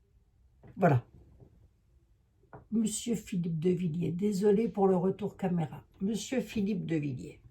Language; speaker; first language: French; native; French